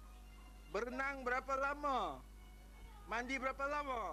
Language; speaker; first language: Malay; non-native, local second language; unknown